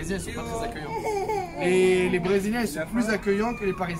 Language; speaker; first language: French; native; French